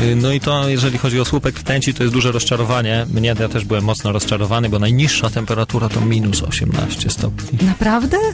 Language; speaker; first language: Polish; native; Polish